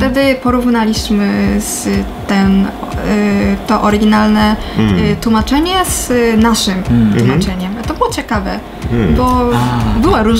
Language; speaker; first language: Polish; non-native, fluent; Japanese